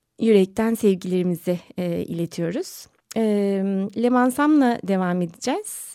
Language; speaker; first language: Turkish; native; Turkish